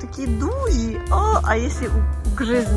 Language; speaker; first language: Polish; non-native, learner; Russian